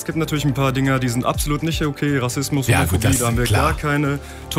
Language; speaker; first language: German; native; German